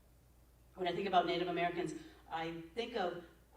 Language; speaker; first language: English; native; English